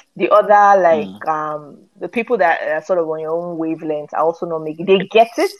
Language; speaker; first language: English; non-native, local second language; Yoruba